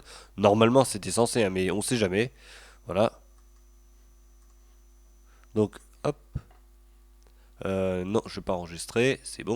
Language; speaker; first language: French; native; French